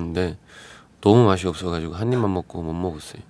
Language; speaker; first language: Korean; non-native, fluent; Turkish